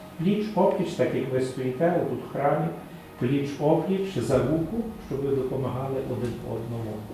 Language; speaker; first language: Ukrainian; native; Ukrainian